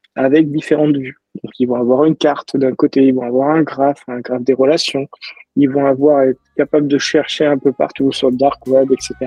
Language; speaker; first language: French; native; French